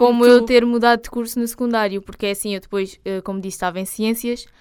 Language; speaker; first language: Portuguese; native; Portuguese